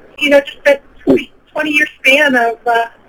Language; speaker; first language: English; native; English